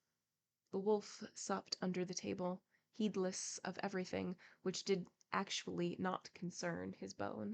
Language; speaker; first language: English; native; English